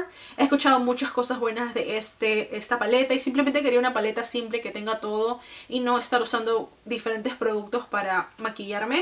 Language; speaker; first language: Spanish; native; Spanish